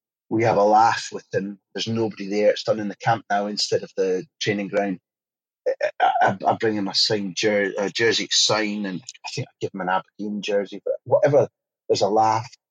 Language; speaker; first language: English; native; English